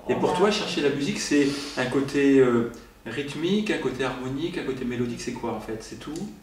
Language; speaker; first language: French; native; French